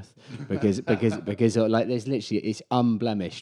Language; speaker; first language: English; native; English